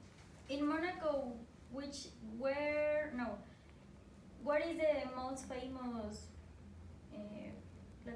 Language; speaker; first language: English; non-native, learner; Spanish